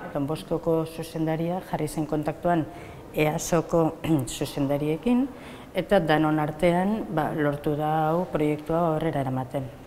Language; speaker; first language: Basque; native; Basque